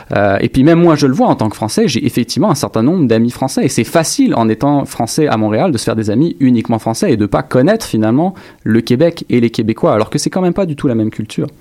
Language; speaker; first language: French; native; French